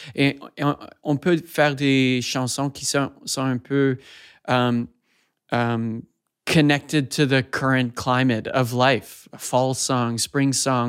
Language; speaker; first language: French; non-native, fluent; English